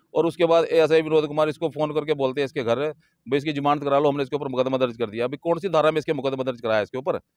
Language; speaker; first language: Hindi; native; Hindi